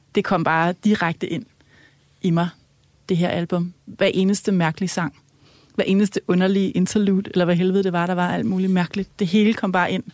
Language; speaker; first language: Danish; native; Danish